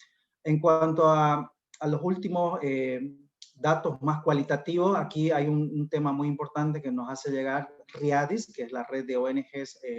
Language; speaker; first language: Spanish; native; Spanish